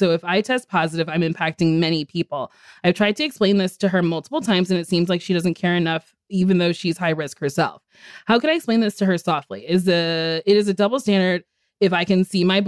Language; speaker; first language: English; native; English